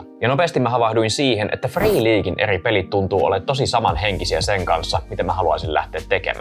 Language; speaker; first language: Finnish; native; Finnish